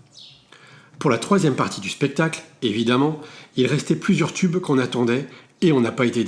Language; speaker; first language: French; native; French